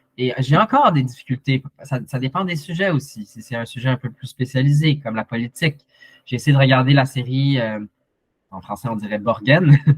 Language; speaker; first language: French; native; French